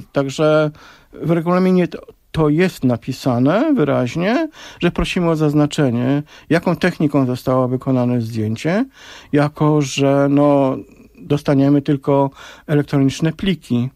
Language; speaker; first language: Polish; native; Polish